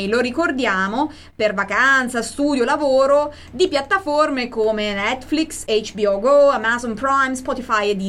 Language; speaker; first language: Italian; native; Italian